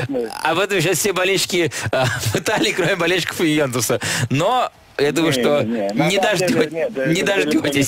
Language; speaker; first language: Russian; native; Russian